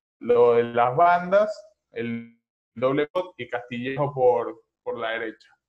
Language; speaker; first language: Spanish; native; Spanish